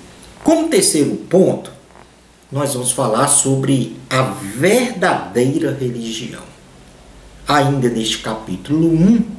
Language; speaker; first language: Portuguese; native; Portuguese